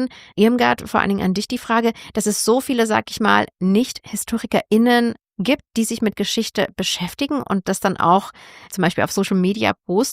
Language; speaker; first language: German; native; German